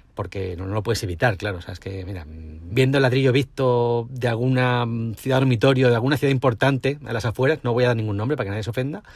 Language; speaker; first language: Spanish; native; Spanish